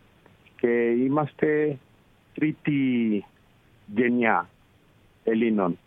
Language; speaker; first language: Greek; early bilingual, heritage; Spanish